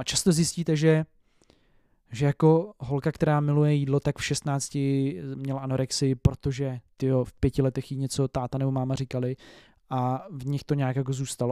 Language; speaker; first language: Czech; native; Czech